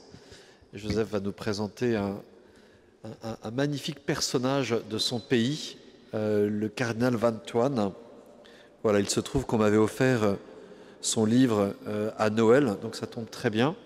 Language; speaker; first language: French; native; French